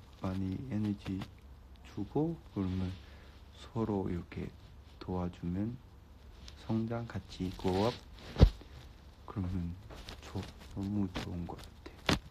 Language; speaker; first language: Korean; non-native, learner; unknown